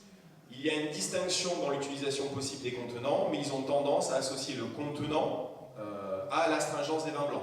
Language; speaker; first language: French; native; French